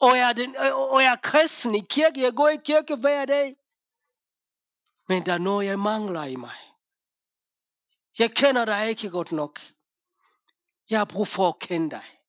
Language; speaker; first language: Danish; non-native, fluent; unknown